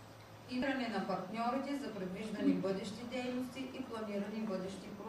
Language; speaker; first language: Bulgarian; native; Bulgarian